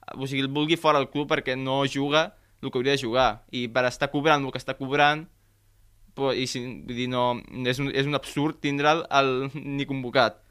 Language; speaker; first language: Catalan; native; Catalan